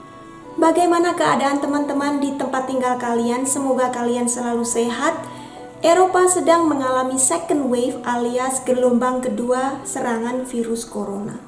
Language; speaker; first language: Indonesian; native; Indonesian